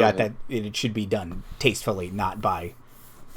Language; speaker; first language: English; native; English